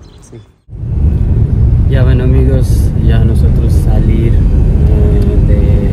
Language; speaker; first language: Spanish; non-native, learner; Urdu